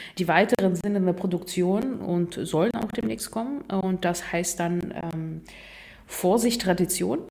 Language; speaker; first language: German; non-native, fluent; Russian